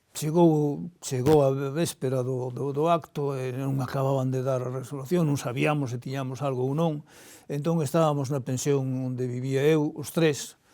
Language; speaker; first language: Galician; native; Galician